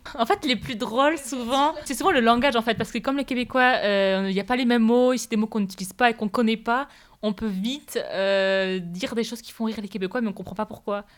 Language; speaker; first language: French; native; French